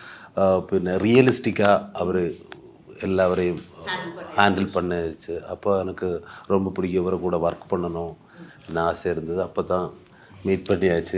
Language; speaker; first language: Tamil; non-native, learner; Malayalam